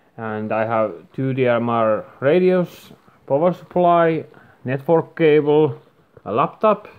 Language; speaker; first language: English; non-native, fluent; Finnish